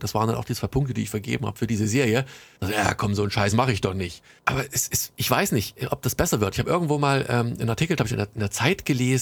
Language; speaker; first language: German; native; German